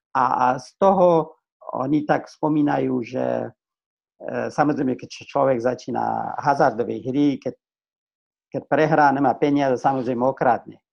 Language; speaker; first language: Slovak; non-native, fluent; Persian